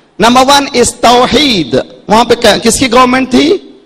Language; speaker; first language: English; non-native, local second language; Urdu